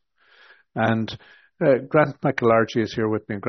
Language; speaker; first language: English; native; English